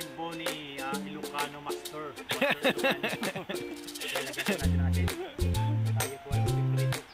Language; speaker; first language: Filipino; native; Filipino